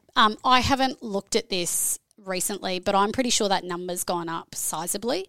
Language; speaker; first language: English; native; English